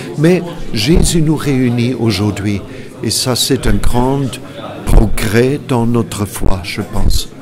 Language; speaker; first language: French; non-native, fluent; German